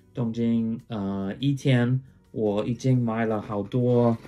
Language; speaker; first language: Chinese; non-native, fluent; English